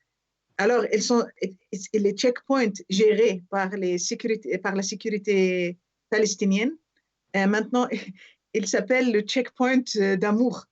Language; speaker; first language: French; non-native, fluent; Arabic